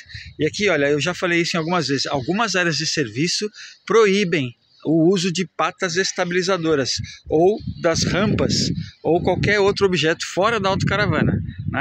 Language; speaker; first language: Portuguese; native; Portuguese